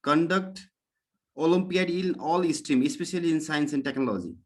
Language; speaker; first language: English; non-native, local second language; Nepali